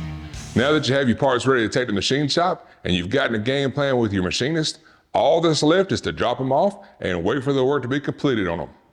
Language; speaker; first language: English; native; English